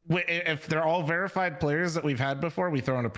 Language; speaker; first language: English; native; English